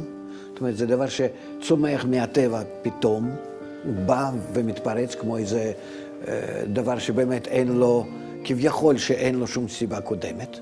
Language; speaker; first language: Hebrew; non-native, fluent; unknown